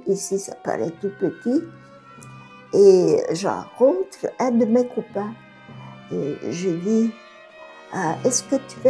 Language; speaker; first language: French; non-native, fluent; Bulgarian